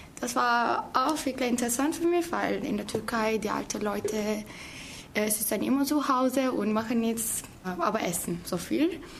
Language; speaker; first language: German; non-native, learner; Turkish